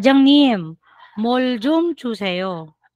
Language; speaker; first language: Korean; non-native, fluent; Filipino